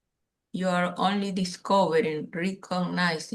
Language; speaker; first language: English; non-native, learner; Spanish